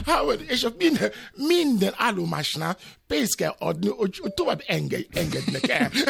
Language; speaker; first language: Hungarian; non-native, fluent; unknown